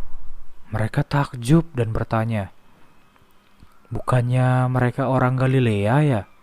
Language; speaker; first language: Indonesian; native; Indonesian